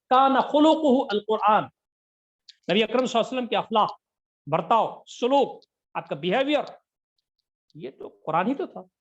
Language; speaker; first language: Urdu; native; Urdu